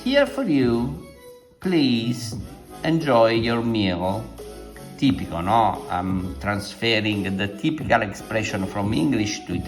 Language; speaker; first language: English; non-native, fluent; Italian